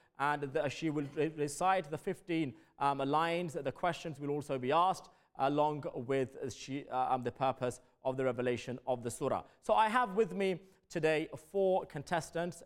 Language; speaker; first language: English; early bilingual, other home language; Urdu